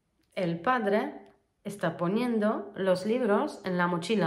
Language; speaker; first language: Spanish; non-native, fluent; Polish